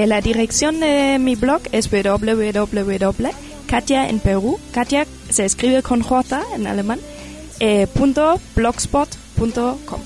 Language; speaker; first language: Spanish; non-native, fluent; German